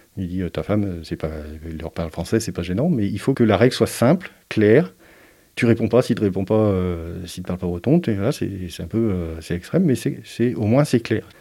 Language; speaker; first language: French; native; French